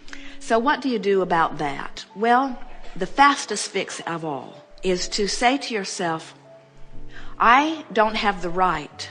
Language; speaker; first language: English; native; English